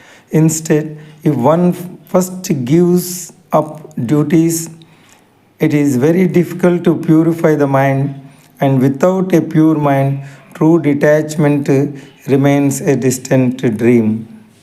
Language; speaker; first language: English; non-native, local second language; Telugu